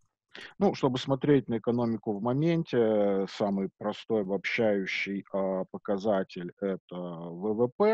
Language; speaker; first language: Russian; native; Russian